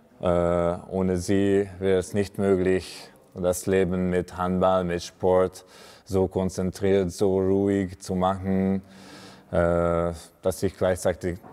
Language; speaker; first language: German; non-native, fluent; Hungarian